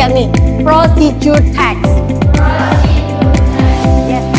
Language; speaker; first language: English; non-native, learner; Indonesian